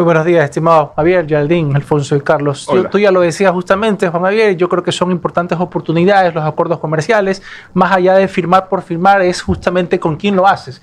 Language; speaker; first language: Spanish; native; Spanish